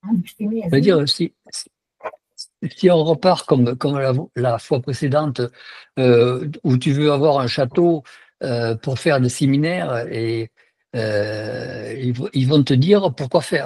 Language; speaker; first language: French; native; French